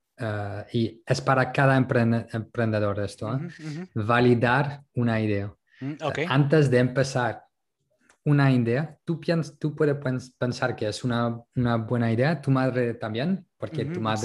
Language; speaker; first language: Spanish; non-native, local second language; French